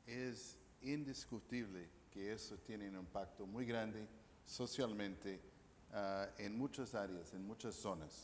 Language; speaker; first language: Spanish; non-native, fluent; English